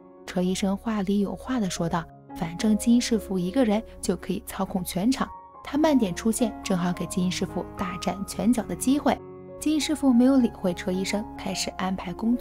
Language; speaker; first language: Chinese; native; Chinese